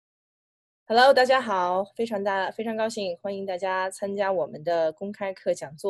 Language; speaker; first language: Chinese; native; Chinese